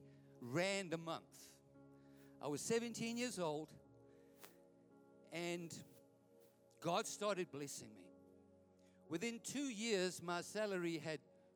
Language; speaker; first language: English; native; English